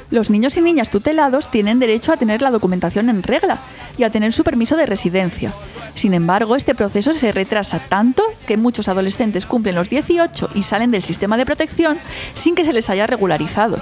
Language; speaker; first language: Spanish; native; Spanish